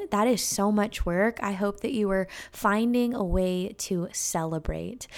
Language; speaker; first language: English; native; English